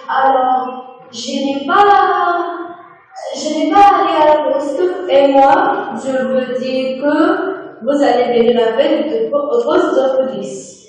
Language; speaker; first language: French; non-native, learner; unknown